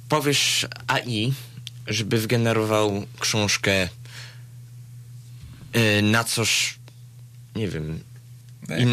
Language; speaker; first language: Polish; early bilingual, heritage; Polish